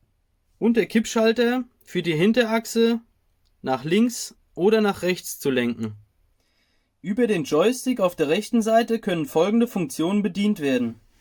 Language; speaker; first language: German; native; German